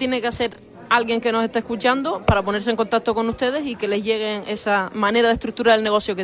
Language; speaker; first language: Spanish; native; Spanish